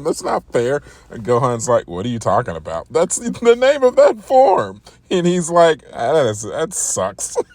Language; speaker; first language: English; native; English